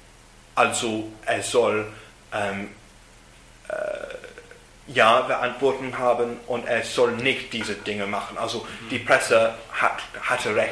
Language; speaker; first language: German; non-native, learner; English